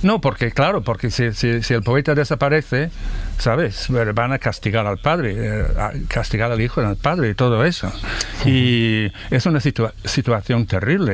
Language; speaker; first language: Spanish; non-native, fluent; English